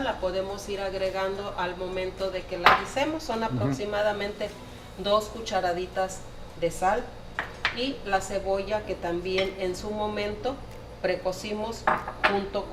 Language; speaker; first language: Spanish; native; Spanish